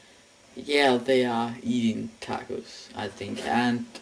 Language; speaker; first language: English; non-native, learner; Danish